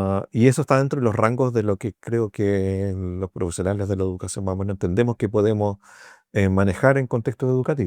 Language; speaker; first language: Spanish; native; Spanish